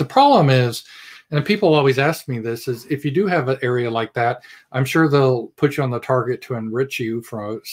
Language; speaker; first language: English; native; English